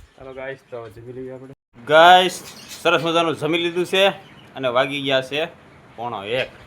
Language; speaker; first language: Gujarati; native; Gujarati